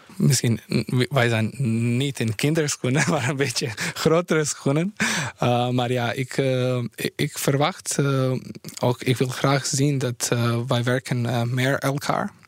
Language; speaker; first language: Dutch; non-native, fluent; Bosnian